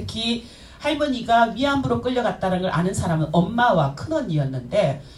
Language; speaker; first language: Korean; native; Korean